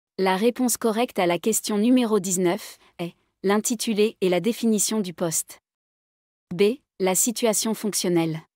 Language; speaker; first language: French; non-native, local second language; Arabic